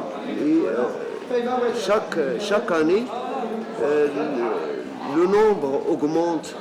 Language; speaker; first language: French; non-native, local second language; Arabic